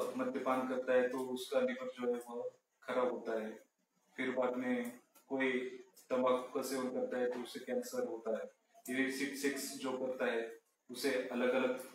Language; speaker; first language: Hindi; non-native, local second language; Marathi